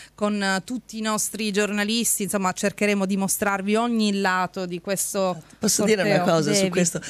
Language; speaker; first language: Italian; native; Italian